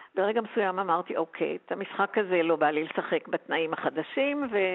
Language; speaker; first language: Hebrew; native; Hebrew